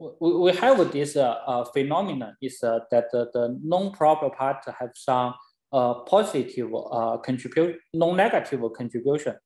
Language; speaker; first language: English; non-native, fluent; Chinese